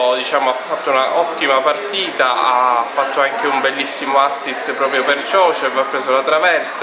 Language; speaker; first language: Italian; native; Italian